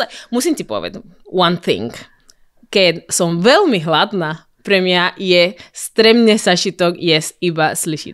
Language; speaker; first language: Slovak; non-native, learner; Spanish